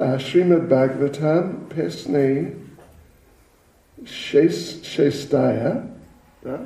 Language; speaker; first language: Russian; non-native, learner; English